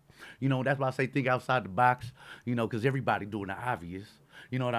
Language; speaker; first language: English; native; English